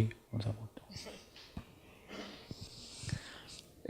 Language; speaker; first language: French; non-native, learner; German